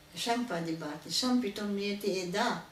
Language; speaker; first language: Hebrew; non-native, fluent; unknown